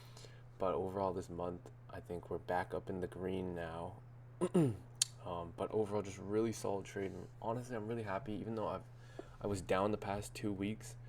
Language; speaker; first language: English; native; English